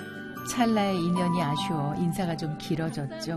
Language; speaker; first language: Korean; native; Korean